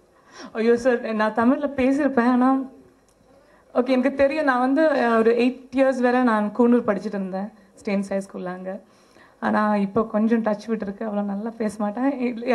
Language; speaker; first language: Tamil; non-native, local second language; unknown